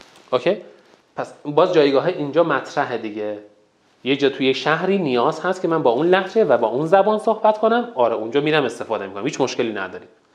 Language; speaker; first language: Persian; non-native, local second language; Azerbaijani